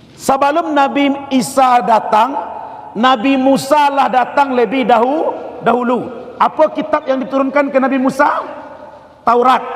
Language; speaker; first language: Malay; non-native, local second language; Minangkabau